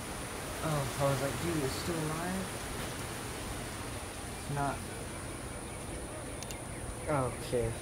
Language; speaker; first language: English; native; English